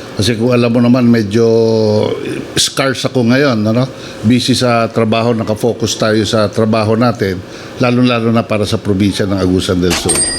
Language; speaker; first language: Filipino; native; Filipino